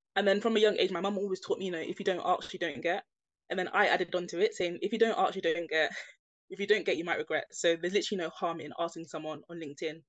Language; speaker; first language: English; native; English